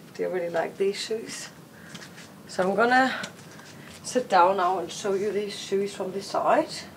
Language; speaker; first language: English; non-native, fluent; German